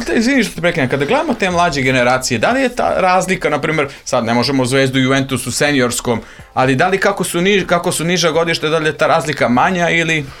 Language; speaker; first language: Serbian; native; Serbian